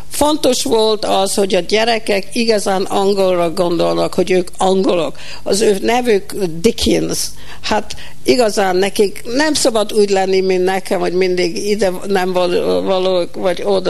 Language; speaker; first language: Hungarian; early bilingual, heritage; Hungarian